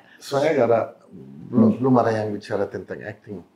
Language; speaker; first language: Indonesian; non-native, fluent; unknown